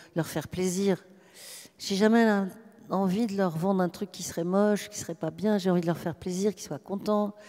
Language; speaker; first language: French; native; French